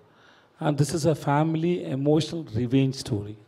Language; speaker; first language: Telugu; non-native, learner; Tamil